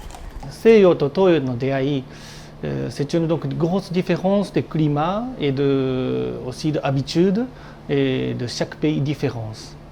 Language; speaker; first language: French; non-native, learner; Japanese